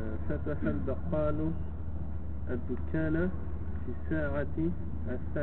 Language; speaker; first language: Arabic; non-native, learner; French